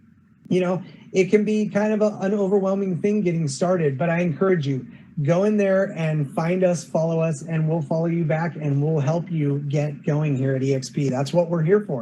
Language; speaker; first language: English; native; English